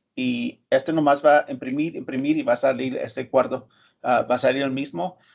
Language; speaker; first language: Spanish; early bilingual, heritage; Spanish